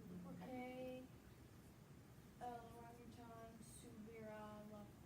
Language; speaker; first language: Spanish; non-native, learner; English